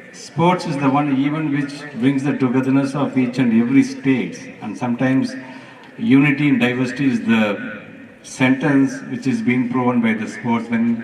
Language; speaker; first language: English; non-native, local second language; Tamil